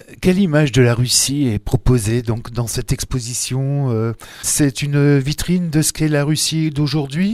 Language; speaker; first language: French; native; French